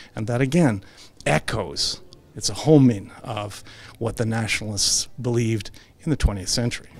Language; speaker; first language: English; early bilingual, other home language; Ukrainian